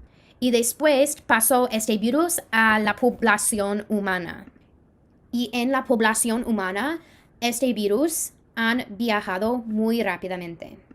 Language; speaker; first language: Spanish; non-native, fluent; English